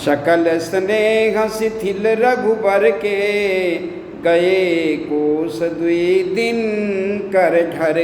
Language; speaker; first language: Hindi; native; Hindi